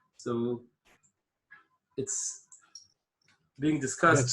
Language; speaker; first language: English; non-native, fluent; Hebrew